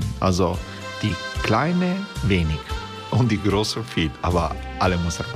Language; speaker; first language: German; non-native, fluent; Croatian